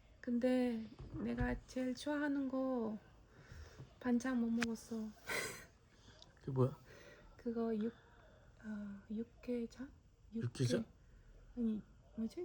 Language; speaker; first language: Korean; non-native, fluent; Spanish